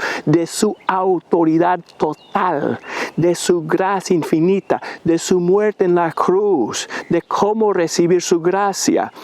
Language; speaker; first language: Spanish; non-native, fluent; English